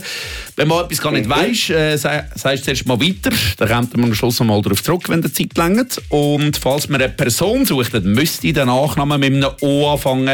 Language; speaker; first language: German; native; German